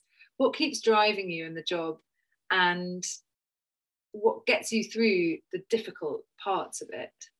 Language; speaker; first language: English; native; English